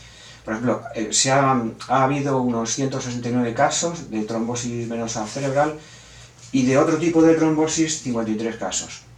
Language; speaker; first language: Spanish; native; Spanish